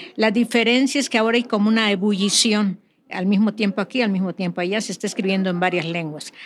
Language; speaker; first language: Spanish; native; Spanish